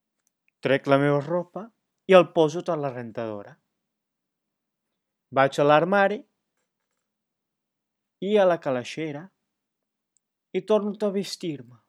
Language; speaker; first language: Catalan; non-native, learner; English